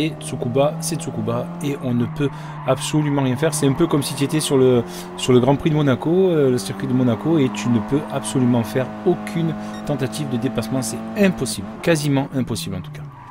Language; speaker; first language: French; native; French